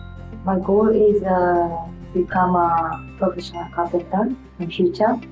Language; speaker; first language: English; non-native, learner; Japanese